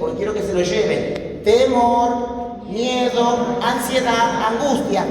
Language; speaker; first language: Spanish; native; Spanish